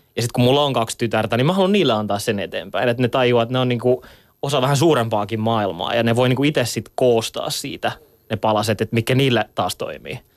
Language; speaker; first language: Finnish; native; Finnish